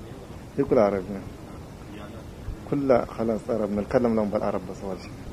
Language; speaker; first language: Arabic; native; Arabic